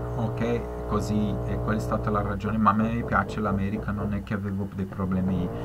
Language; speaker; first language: Italian; non-native, fluent; Spanish